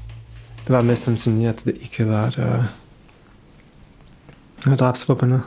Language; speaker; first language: Norwegian; non-native, fluent; French